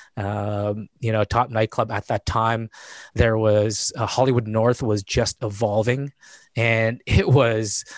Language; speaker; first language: English; native; English